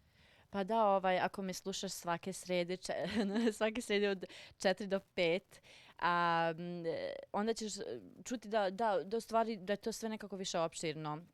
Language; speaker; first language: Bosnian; early bilingual, heritage; Serbian